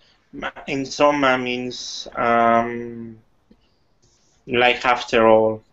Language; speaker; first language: English; non-native, fluent; Italian